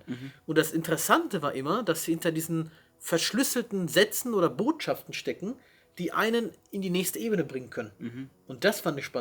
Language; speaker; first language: German; native; German